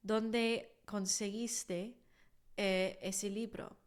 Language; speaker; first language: Spanish; non-native, fluent; English